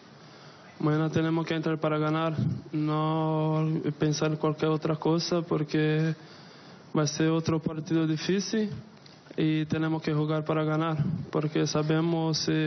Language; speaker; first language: Spanish; non-native, fluent; Portuguese